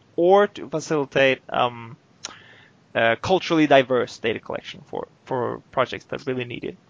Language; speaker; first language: English; non-native, fluent; Norwegian